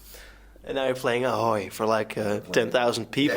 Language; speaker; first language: English; non-native, fluent; Dutch